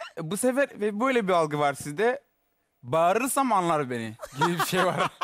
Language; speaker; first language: Turkish; non-native, fluent; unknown